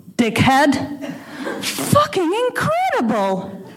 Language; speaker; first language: English; non-native, fluent; Russian